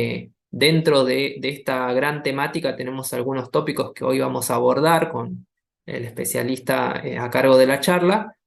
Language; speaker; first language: Spanish; native; Spanish